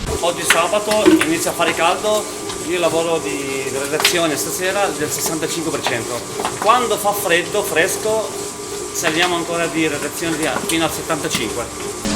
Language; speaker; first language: Italian; non-native, fluent; Arabic